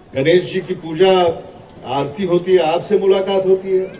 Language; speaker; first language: Hindi; non-native, local second language; Marathi